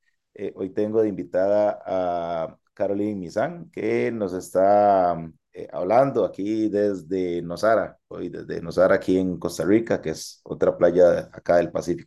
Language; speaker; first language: Spanish; native; Spanish